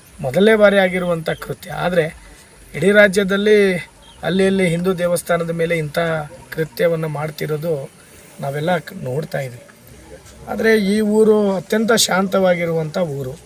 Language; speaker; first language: Kannada; native; Kannada